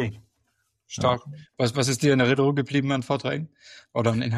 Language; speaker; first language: German; native; German